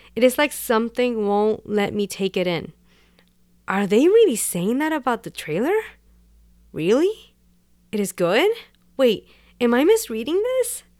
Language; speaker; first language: English; non-native, fluent; Spanish